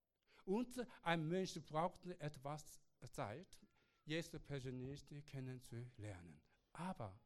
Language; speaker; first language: German; non-native, learner; Korean